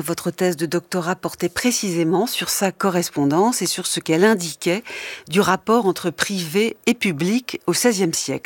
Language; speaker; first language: French; native; French